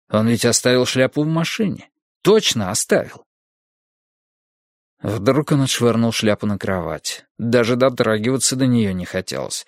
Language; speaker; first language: Russian; native; Russian